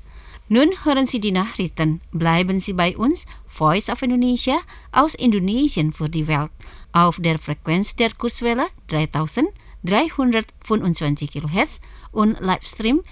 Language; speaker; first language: German; non-native, fluent; Indonesian